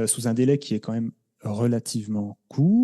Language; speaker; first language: French; native; French